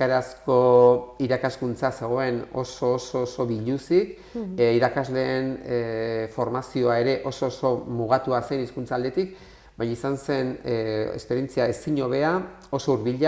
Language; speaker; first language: Basque; non-native, local second language; Spanish